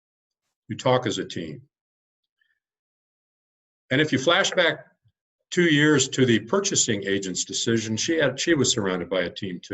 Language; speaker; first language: English; native; English